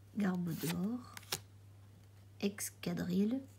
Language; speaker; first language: French; native; French